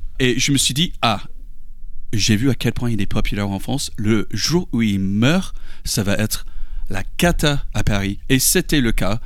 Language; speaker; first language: French; non-native, fluent; English